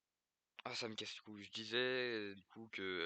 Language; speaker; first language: French; native; French